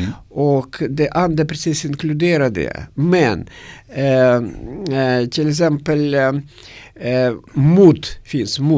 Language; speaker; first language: Swedish; non-native, learner; Russian